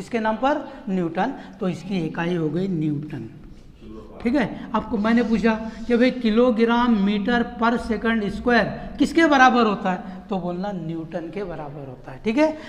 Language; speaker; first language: Hindi; non-native, local second language; Urdu